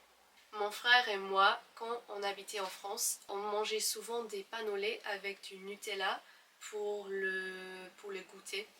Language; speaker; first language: French; non-native, fluent; English